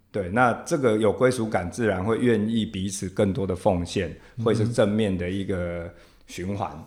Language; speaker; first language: Chinese; non-native, local second language; Min Nan Chinese